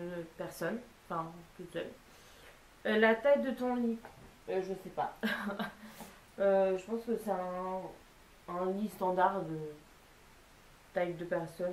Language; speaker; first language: French; native; French